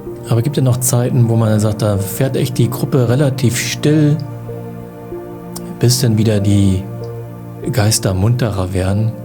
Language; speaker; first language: German; native; German